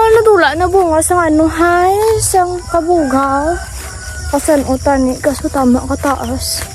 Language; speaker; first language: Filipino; non-native, local second language; Hiligaynon